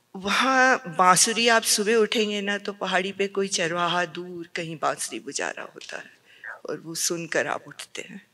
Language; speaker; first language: Hindi; native; Hindi